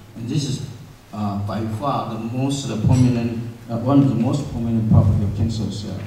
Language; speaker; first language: English; non-native, fluent; Chinese